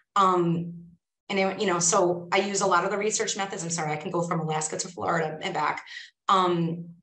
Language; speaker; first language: English; native; English